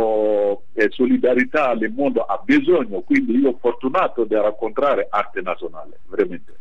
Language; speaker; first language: Italian; non-native, fluent; Bambara